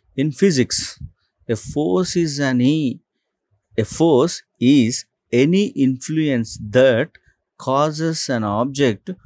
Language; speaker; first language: English; non-native, local second language; Telugu